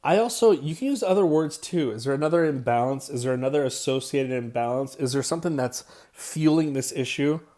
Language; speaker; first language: English; native; English